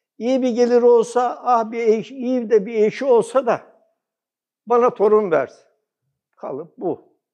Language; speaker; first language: Turkish; early bilingual, heritage; Turkish